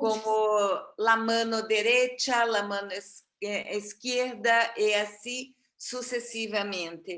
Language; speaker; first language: Spanish; non-native, fluent; Portuguese